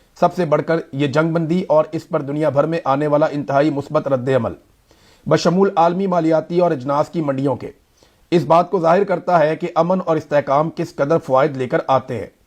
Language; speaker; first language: Urdu; native; Urdu